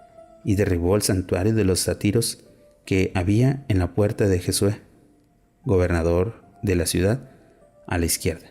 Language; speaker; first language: Spanish; native; Spanish